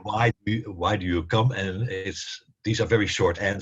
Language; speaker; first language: English; non-native, fluent; Dutch